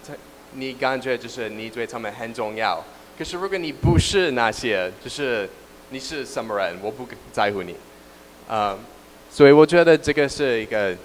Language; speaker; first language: Chinese; non-native, learner; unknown